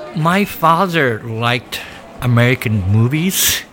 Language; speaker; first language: English; early bilingual, other home language; Japanese